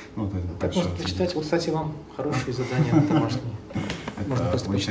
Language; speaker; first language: Russian; native; Russian